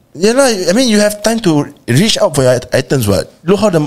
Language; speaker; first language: English; non-native, local second language; Malay